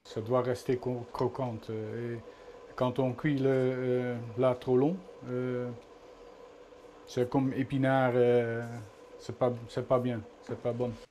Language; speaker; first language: French; non-native, fluent; Dutch